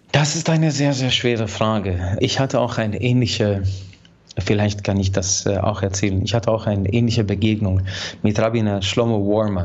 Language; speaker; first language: German; non-native, fluent; Hungarian